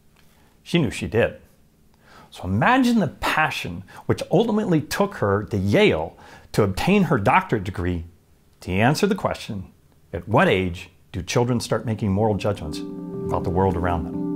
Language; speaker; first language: English; native; English